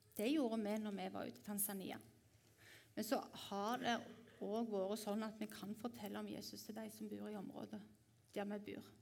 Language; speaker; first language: Norwegian; native; Norwegian